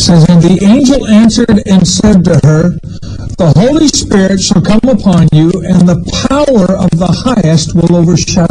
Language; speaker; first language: English; native; English